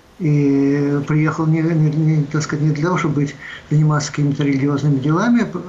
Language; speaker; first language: Russian; native; Russian